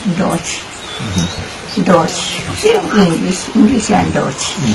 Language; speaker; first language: English; non-native, local second language; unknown